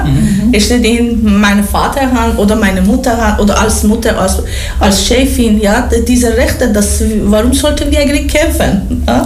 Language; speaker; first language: German; non-native, learner; Persian